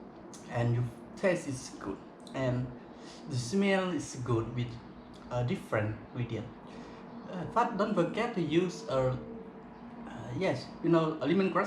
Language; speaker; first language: English; non-native, local second language; Khmer